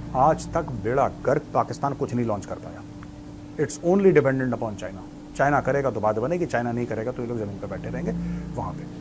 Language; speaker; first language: Hindi; native; Hindi